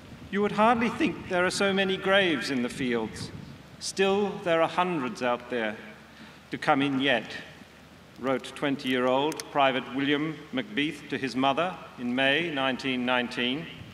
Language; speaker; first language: English; native; English